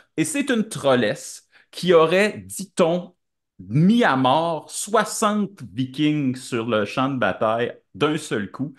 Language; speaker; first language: French; native; French